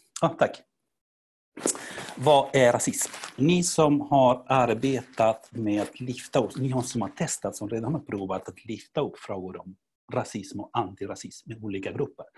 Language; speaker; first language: Swedish; non-native, fluent; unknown